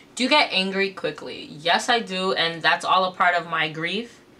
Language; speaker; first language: English; native; English